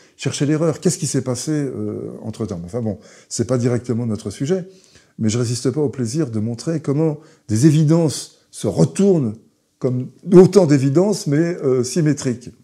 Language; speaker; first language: French; early bilingual, other home language; Hebrew